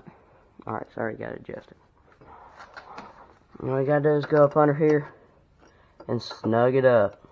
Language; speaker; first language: English; native; English